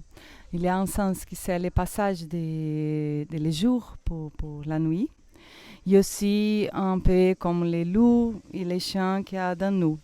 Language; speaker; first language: French; non-native, fluent; Portuguese